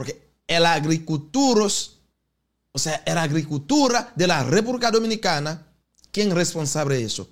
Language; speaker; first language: Spanish; non-native, fluent; Haitian Creole